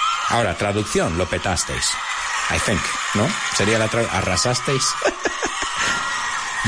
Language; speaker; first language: Spanish; early bilingual, heritage; Spanish